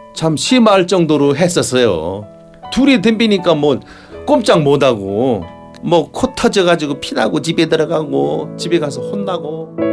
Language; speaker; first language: Korean; native; Korean